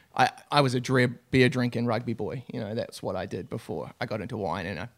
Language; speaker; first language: English; native; English